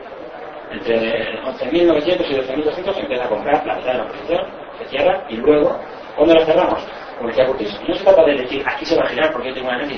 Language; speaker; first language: Spanish; native; Spanish